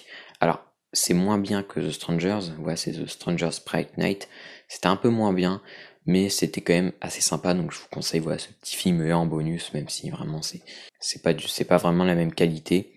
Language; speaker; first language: French; native; French